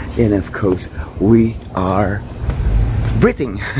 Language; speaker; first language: English; non-native, local second language; Filipino